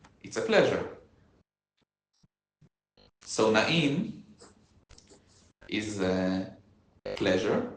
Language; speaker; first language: English; non-native, learner; Hebrew